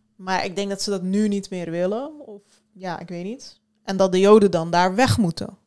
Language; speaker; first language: Dutch; early bilingual, other home language; Turkish